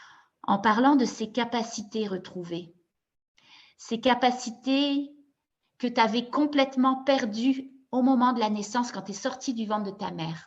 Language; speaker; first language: French; native; French